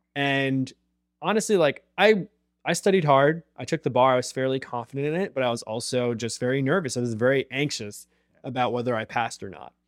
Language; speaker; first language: English; native; English